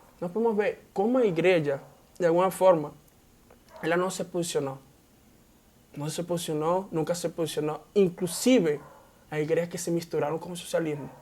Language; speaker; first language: Portuguese; non-native, fluent; Spanish